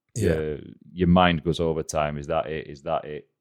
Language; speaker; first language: English; native; English